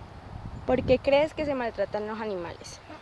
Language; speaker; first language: Spanish; native; Spanish